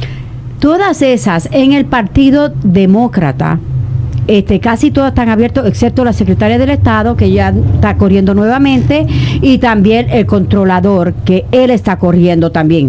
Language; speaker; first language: Spanish; native; Spanish